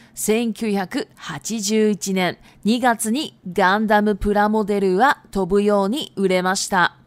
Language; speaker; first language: Japanese; non-native, fluent; Chinese